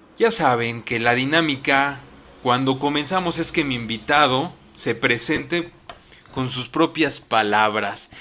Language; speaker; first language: Spanish; native; Spanish